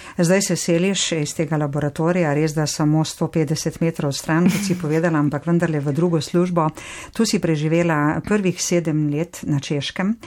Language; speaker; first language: Slovenian; native; Slovenian